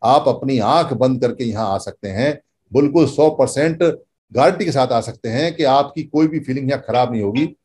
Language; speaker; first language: Hindi; native; Hindi